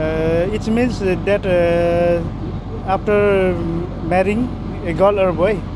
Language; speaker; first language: English; non-native, learner; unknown